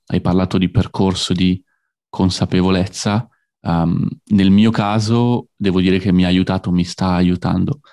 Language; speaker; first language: Italian; native; Italian